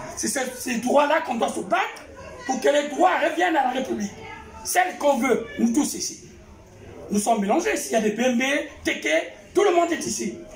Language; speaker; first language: French; non-native, local second language; Kongo